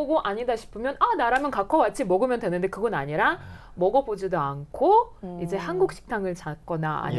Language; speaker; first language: Korean; non-native, fluent; Russian